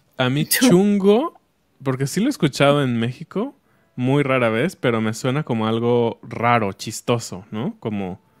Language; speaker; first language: Spanish; native; Spanish